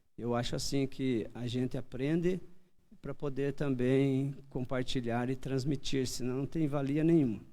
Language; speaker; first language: Portuguese; native; Portuguese